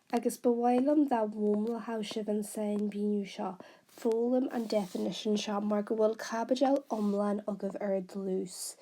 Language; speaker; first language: Irish; non-native, local second language; English